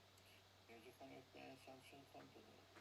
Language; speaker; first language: Swedish; non-native, learner; Turkish